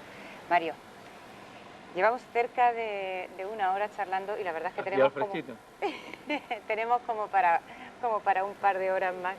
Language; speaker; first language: Spanish; native; Spanish